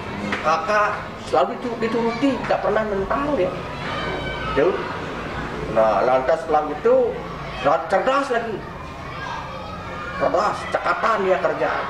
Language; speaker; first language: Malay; non-native, local second language; Balinese